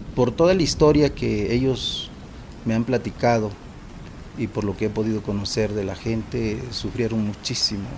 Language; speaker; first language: Spanish; native; Spanish